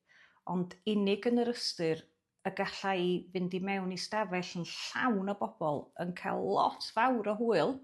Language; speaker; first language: Welsh; native; Welsh